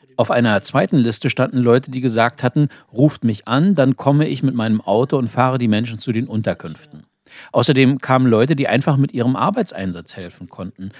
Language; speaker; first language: German; non-native, fluent; Ukrainian